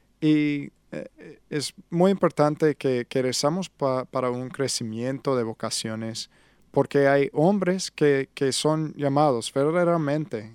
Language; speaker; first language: Spanish; non-native, learner; English